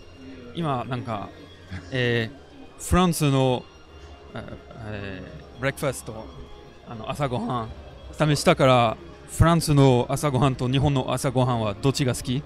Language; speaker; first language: Japanese; non-native, fluent; French